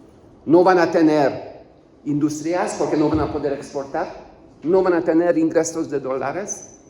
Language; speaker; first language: Spanish; non-native, learner; Hungarian